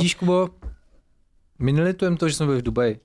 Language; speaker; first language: Czech; native; Czech